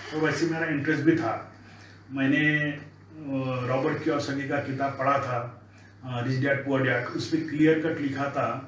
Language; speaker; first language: Hindi; non-native, local second language; Marathi